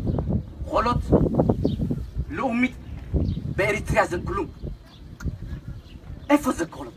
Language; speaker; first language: Hebrew; non-native, learner; Tigrinya